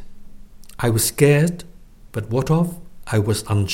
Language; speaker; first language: English; non-native, local second language; Cantonese